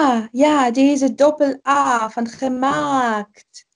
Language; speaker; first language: Dutch; non-native, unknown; Ukrainian